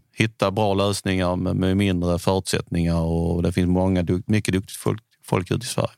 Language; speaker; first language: Swedish; native; Swedish